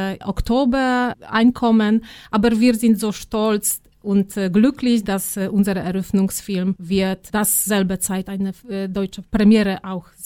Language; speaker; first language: German; non-native, fluent; Polish